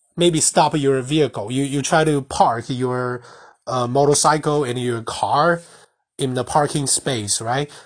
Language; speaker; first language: English; non-native, fluent; Chinese